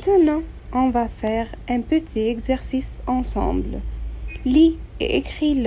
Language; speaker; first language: French; non-native, fluent; Arabic